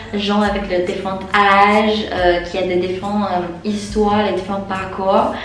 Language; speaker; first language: French; non-native, fluent; English